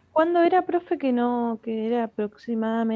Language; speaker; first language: Spanish; native; Spanish